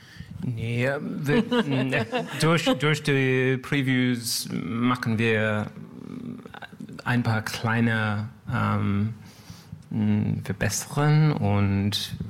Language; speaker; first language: German; non-native, learner; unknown